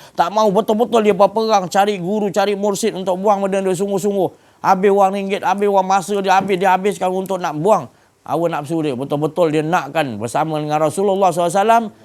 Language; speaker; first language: Malay; native; Malay